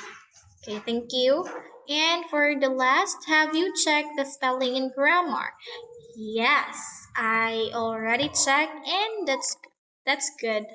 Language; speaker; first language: English; non-native, fluent; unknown